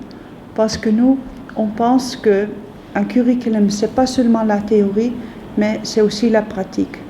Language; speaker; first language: French; non-native, fluent; Dutch